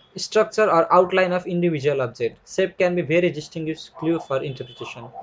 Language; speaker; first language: English; non-native, local second language; Nepali